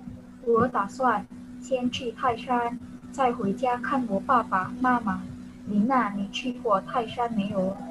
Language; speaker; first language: Chinese; non-native, learner; Indonesian